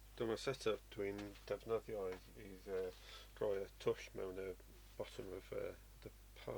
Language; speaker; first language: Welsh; non-native, learner; English